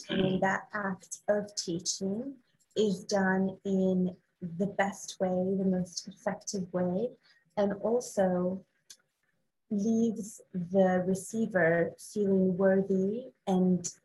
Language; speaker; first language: English; non-native, fluent; Arabic